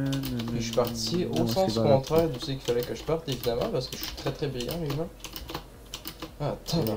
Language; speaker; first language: French; native; French